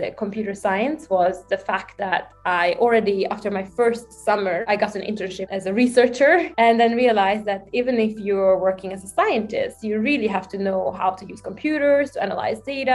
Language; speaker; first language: English; non-native, fluent; Hungarian